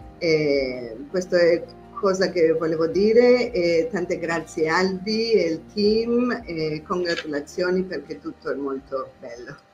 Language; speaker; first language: Italian; non-native, learner; Spanish